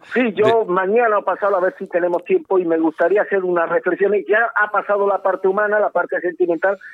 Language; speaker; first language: Spanish; native; Spanish